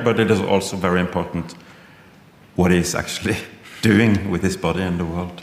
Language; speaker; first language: English; non-native, fluent; Norwegian